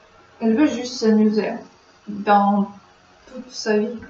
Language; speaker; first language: French; non-native, learner; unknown